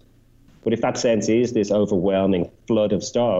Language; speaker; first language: English; native; English